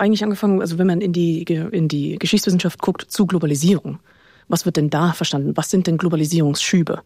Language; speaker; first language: German; native; German